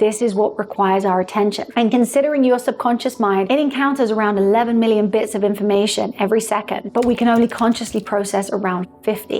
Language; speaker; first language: English; native; English